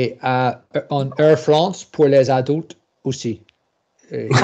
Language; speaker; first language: French; non-native, learner; English